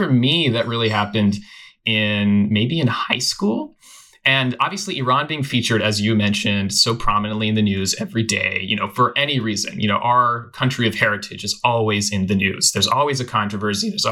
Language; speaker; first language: English; native; English